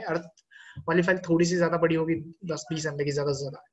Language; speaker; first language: Hindi; native; Hindi